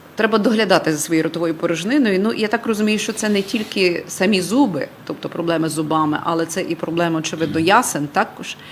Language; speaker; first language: Ukrainian; native; Ukrainian